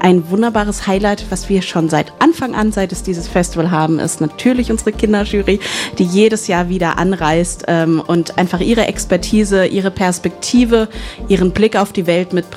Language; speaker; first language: German; native; German